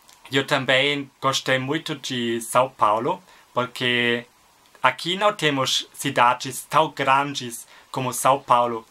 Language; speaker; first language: Portuguese; non-native, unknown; German